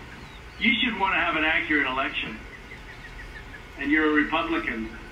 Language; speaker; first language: English; native; English